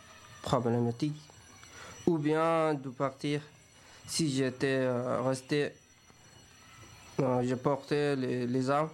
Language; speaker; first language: French; non-native, fluent; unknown